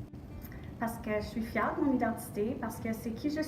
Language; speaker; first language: French; native; French